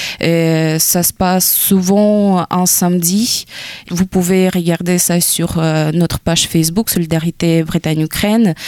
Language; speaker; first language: French; non-native, fluent; Ukrainian